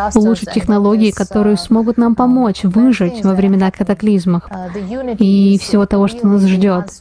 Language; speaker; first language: Russian; non-native, fluent; Hindi